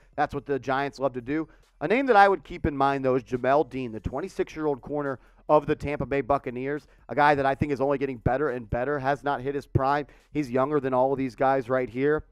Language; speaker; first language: English; native; English